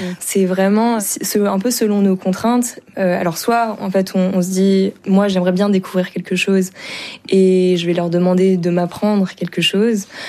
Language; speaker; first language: French; native; French